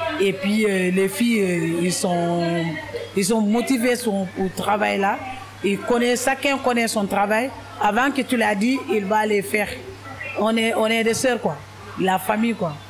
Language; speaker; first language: French; non-native, local second language; Wolof